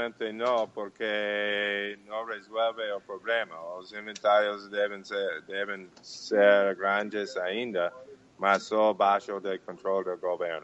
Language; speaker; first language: Portuguese; non-native, fluent; English